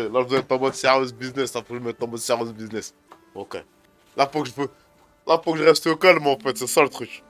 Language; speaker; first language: French; native; French